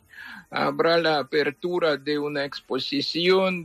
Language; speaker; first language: Spanish; non-native, fluent; Ukrainian